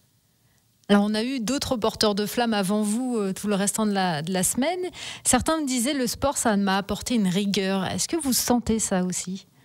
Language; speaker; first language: French; native; French